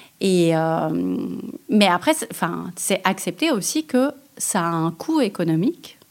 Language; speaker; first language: French; native; French